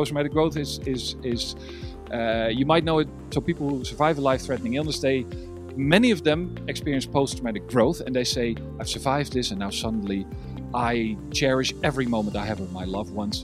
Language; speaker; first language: English; non-native, fluent; Dutch